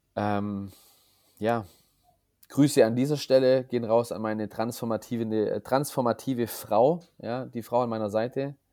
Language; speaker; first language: German; native; German